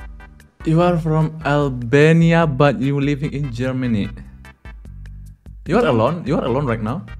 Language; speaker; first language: English; non-native, learner; Indonesian